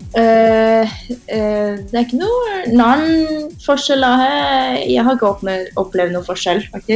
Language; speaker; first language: Norwegian; early bilingual, other home language; Tamil